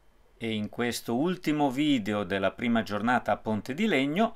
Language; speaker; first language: Italian; native; Italian